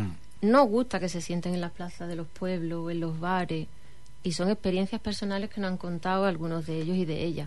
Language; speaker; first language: Spanish; native; Spanish